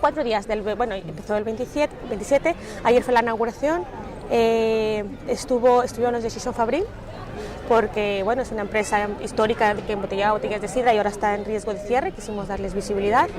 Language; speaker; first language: Spanish; native; Spanish